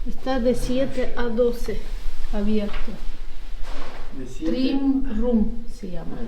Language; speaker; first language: Spanish; non-native, fluent; Russian